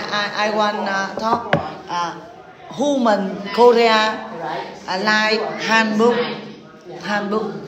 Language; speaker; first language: English; non-native, learner; Vietnamese